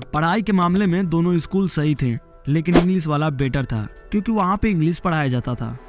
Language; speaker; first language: Hindi; native; Hindi